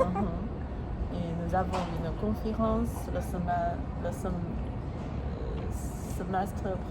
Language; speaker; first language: French; non-native, learner; English